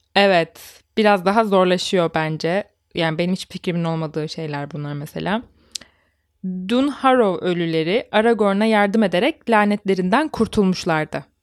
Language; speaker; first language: Turkish; native; Turkish